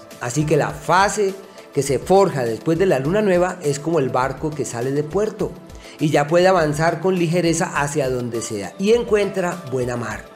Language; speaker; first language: Spanish; native; Spanish